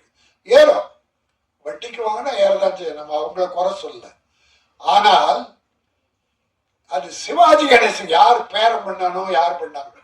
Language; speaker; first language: Tamil; native; Tamil